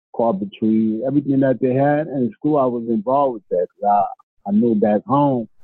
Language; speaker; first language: English; non-native, fluent; Spanish